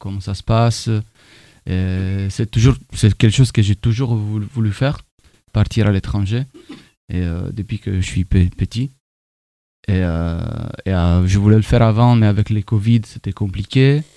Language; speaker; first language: French; non-native, fluent; Italian